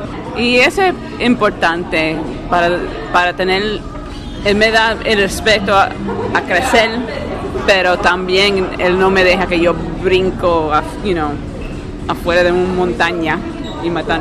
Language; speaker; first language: Spanish; early bilingual, heritage; English